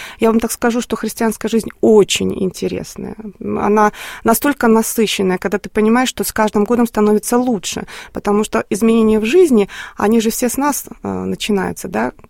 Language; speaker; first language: Russian; native; Russian